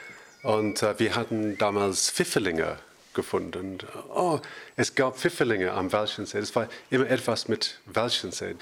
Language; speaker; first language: German; non-native, fluent; English